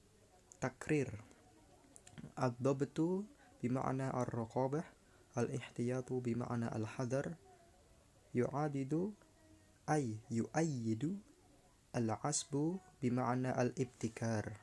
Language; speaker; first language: Arabic; non-native, learner; Indonesian